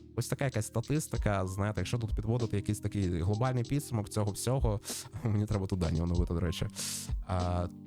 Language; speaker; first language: Ukrainian; non-native, local second language; Russian